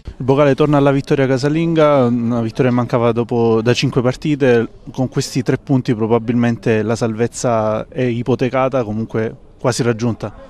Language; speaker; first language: Italian; native; Italian